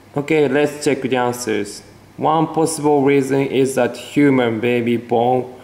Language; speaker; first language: English; non-native, fluent; Japanese